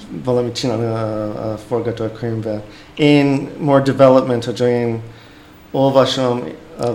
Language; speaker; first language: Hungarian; early bilingual, heritage; English